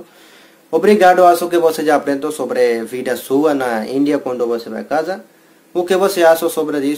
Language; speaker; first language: Portuguese; non-native, learner; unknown